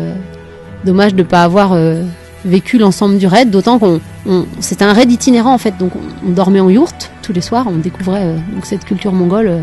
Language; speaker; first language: French; native; French